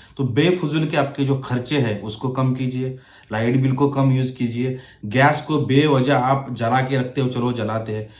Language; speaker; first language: Hindi; non-native, local second language; Marathi